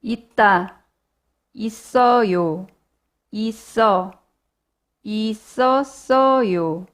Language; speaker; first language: Korean; non-native, fluent; English